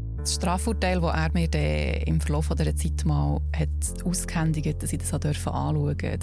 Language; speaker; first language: German; native; German